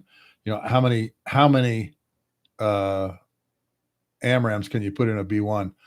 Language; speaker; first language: English; native; English